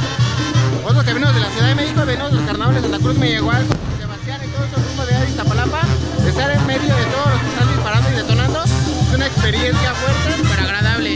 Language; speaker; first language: Spanish; native; Spanish